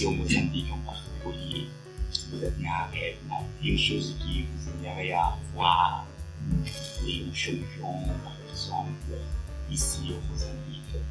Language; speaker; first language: French; non-native, fluent; Portuguese